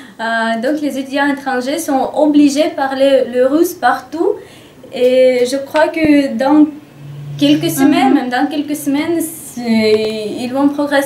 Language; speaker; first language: French; non-native, fluent; Russian